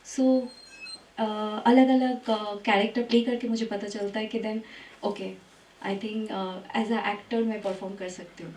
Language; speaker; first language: Hindi; non-native, learner; Bangla